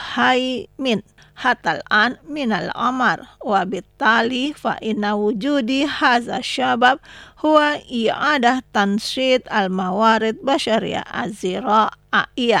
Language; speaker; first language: Arabic; non-native, learner; Indonesian